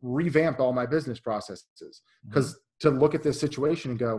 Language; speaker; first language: English; native; English